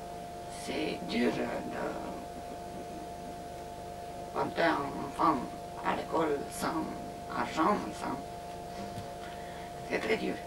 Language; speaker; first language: French; non-native, learner; Romanian